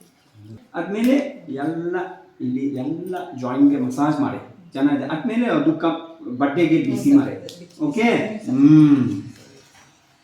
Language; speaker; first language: Kannada; non-native, local second language; Tibetan